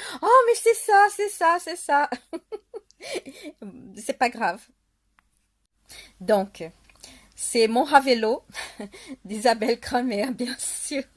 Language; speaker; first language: French; non-native, fluent; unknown